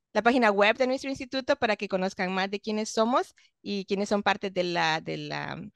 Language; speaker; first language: English; non-native, fluent; Spanish